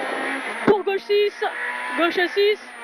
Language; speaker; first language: French; native; French